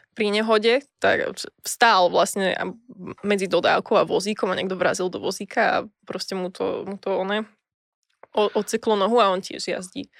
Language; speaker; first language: Slovak; native; Slovak